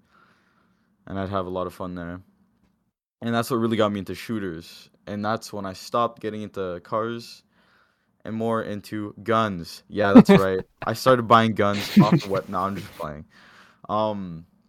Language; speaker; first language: English; native; English